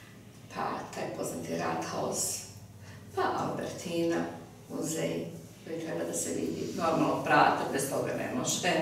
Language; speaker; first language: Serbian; early bilingual, heritage; Serbian